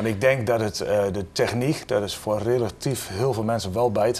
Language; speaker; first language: Dutch; native; Dutch